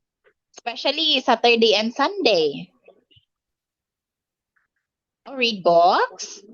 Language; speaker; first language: English; non-native, local second language; Filipino